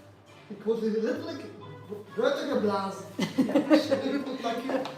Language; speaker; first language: Dutch; native; Dutch